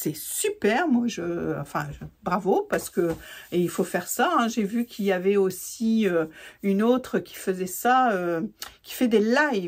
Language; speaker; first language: French; native; French